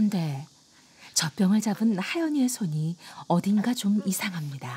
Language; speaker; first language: Korean; native; Korean